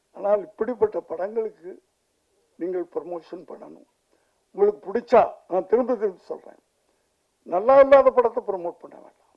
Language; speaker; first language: Tamil; native; Tamil